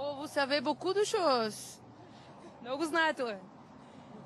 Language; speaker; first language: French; non-native, learner; Bulgarian